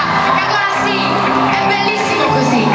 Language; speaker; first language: Portuguese; non-native, learner; Italian